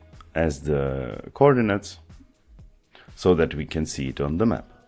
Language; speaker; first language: English; non-native, fluent; German